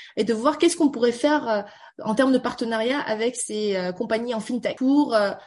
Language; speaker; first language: French; early bilingual, heritage; Chinese